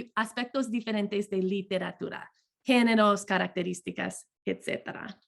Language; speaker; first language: Spanish; non-native, fluent; English